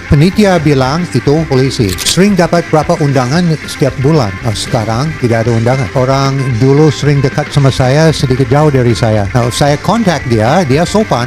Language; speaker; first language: Indonesian; non-native, learner; English